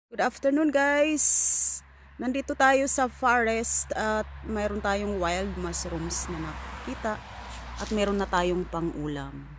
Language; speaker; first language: Filipino; non-native, local second language; Cebuano